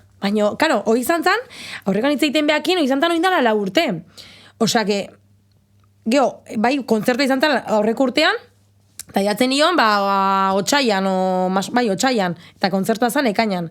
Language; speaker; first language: Basque; non-native, local second language; Spanish